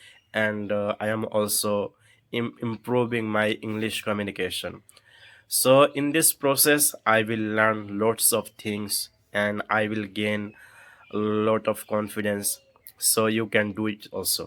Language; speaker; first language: English; non-native, learner; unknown